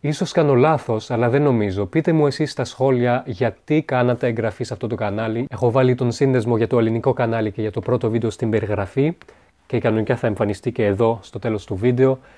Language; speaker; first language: Greek; non-native, fluent; French